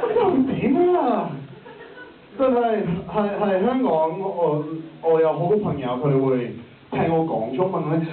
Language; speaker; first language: Cantonese; non-native, learner; English